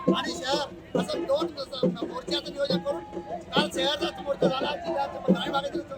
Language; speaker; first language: Marathi; non-native, local second language; Lambadi